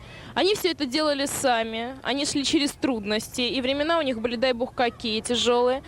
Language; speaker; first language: Russian; native; Russian